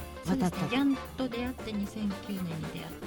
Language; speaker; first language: Japanese; native; Japanese